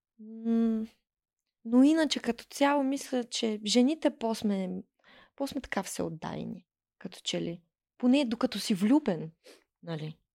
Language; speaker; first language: Bulgarian; early bilingual, heritage; Bulgarian